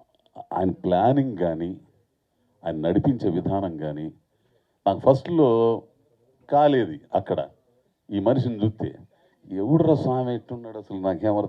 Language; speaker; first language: Telugu; native; Telugu